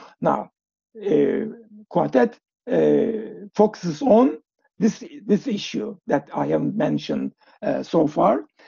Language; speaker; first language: English; non-native, fluent; Turkish